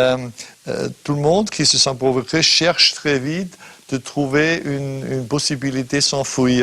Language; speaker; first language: French; non-native, fluent; German